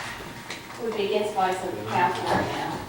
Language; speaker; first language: English; native; English